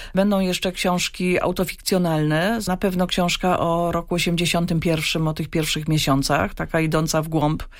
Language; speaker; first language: Polish; native; Polish